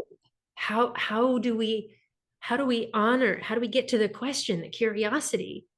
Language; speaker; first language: English; native; English